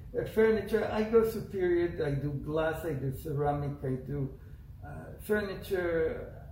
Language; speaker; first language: English; non-native, fluent; Hebrew